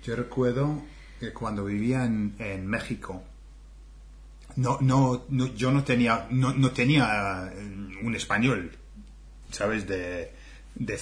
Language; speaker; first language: Spanish; non-native, fluent; English